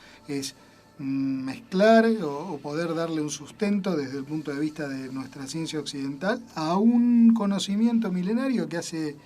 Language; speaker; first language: Spanish; native; Spanish